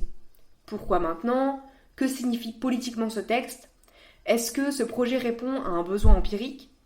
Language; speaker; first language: French; native; French